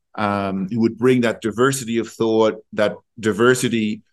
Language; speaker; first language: English; native; English